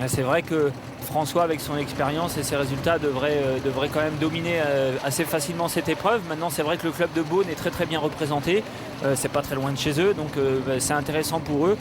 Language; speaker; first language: French; native; French